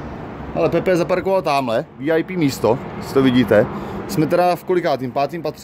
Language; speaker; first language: Czech; native; Czech